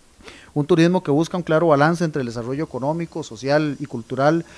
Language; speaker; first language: Spanish; native; Spanish